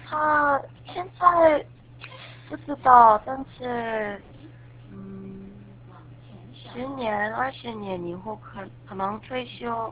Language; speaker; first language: Chinese; non-native, learner; Korean